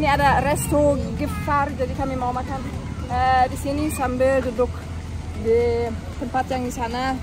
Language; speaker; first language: Indonesian; non-native, fluent; German